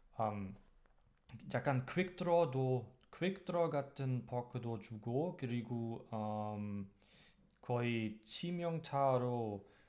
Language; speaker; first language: Korean; non-native, learner; German